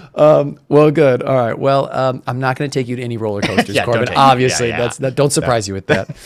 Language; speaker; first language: English; native; English